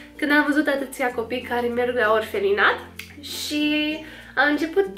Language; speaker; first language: Romanian; early bilingual, other home language; English